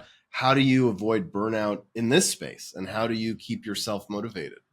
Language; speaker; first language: English; native; English